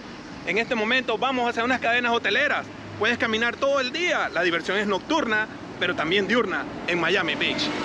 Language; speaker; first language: Spanish; native; Spanish